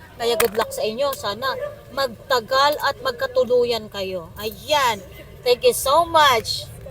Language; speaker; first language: Filipino; non-native, local second language; Waray